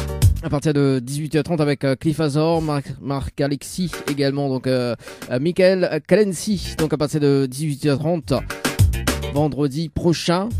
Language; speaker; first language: French; native; French